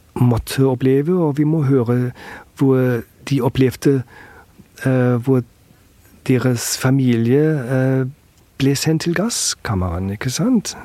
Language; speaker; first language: Norwegian; early bilingual, heritage; German